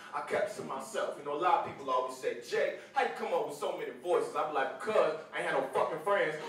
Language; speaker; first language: English; native; English